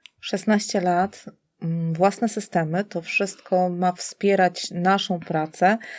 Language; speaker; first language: Polish; native; Polish